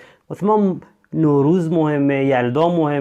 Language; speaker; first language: Persian; native; Persian